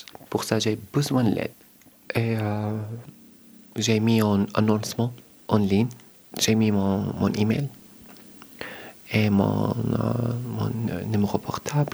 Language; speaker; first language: French; non-native, learner; Arabic